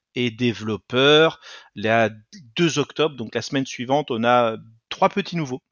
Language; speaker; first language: French; early bilingual, other home language; Spanish